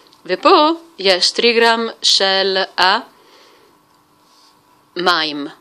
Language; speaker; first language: Hebrew; non-native, fluent; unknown